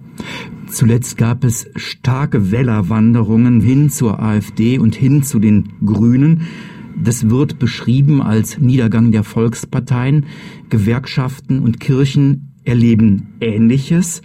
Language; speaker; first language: German; native; German